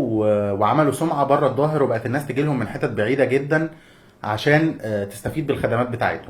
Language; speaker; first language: Arabic; native; Arabic